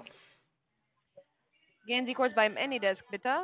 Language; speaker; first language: German; non-native, fluent; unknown